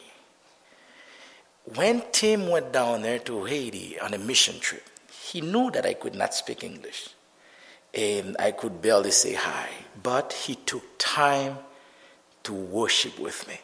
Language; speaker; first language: English; non-native, fluent; Haitian Creole